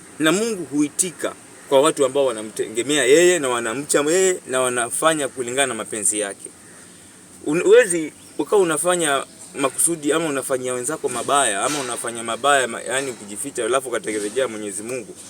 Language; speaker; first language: Swahili; non-native, local second language; Kamba